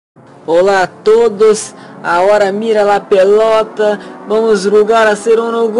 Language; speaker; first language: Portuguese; non-native, learner; Spanish